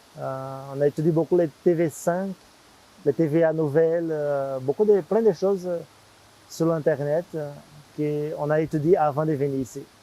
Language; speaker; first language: French; non-native, fluent; Portuguese